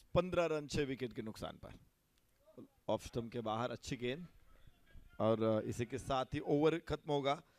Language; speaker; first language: Hindi; non-native, local second language; Marathi